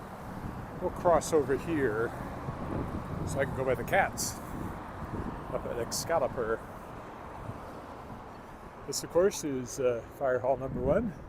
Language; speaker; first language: English; native; English